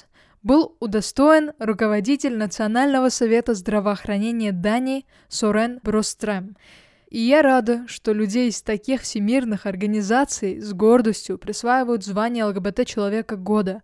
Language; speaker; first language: Russian; native; Russian